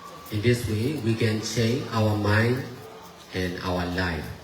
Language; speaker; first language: English; non-native, fluent; Burmese